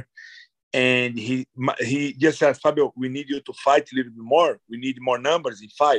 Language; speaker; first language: English; non-native, fluent; Portuguese